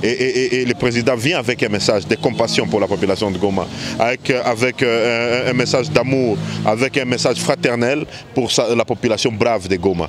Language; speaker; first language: French; non-native, local second language; Swahili